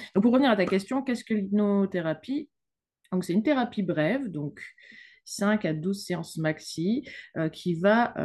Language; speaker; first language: French; native; French